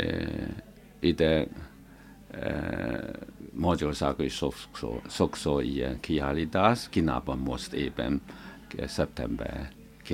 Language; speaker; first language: Hungarian; non-native, learner; Chinese